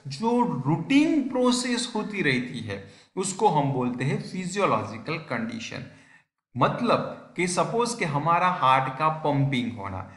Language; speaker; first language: Hindi; non-native, local second language; Gujarati